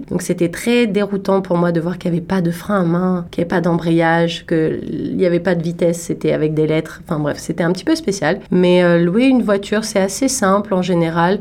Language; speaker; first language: French; native; French